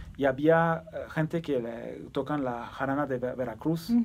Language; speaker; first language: Spanish; early bilingual, other home language; Turkish